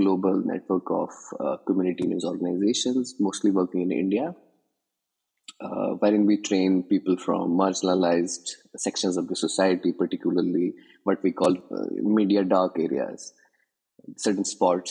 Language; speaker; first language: English; non-native, local second language; Kashmiri